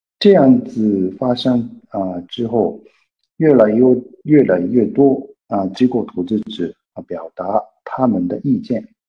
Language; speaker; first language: Chinese; non-native, fluent; Japanese